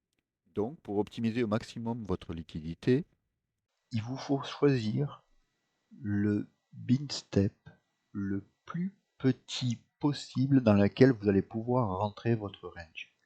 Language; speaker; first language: French; native; French